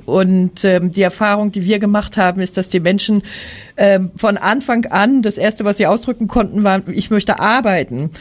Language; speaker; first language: German; native; German